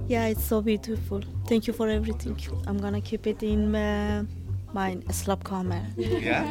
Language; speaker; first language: English; non-native, learner; Persian